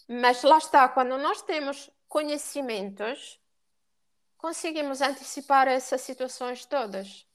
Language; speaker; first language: Portuguese; non-native, fluent; Italian